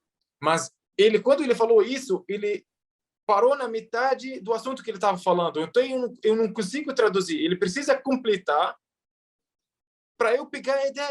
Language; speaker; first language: Portuguese; early bilingual, heritage; Arabic